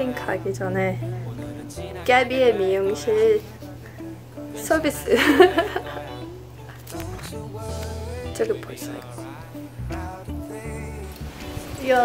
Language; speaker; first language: Korean; non-native, fluent; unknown